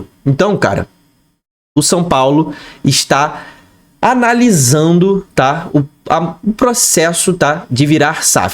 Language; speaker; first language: Portuguese; native; Portuguese